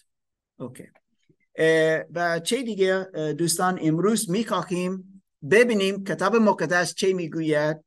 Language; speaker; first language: Persian; non-native, fluent; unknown